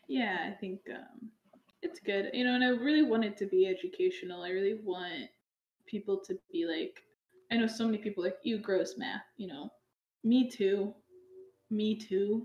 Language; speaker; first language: English; native; English